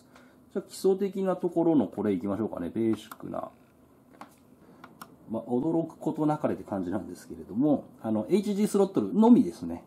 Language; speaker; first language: Japanese; native; Japanese